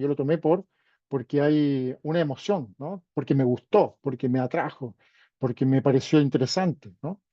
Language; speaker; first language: Spanish; native; Spanish